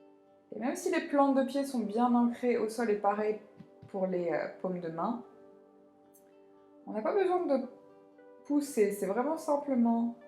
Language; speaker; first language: French; native; French